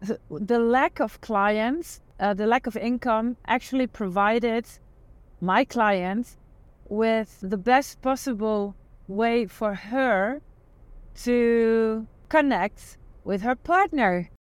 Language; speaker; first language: English; non-native, fluent; Dutch